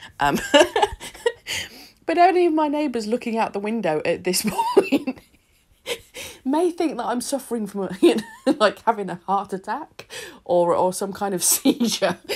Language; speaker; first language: English; native; English